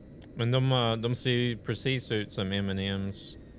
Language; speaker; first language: Swedish; non-native, fluent; English